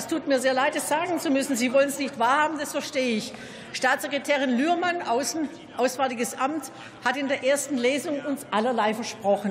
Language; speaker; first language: German; native; German